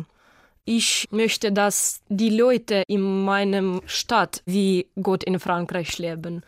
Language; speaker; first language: German; non-native, learner; Ukrainian